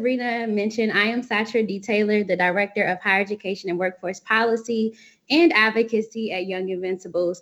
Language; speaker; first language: English; native; English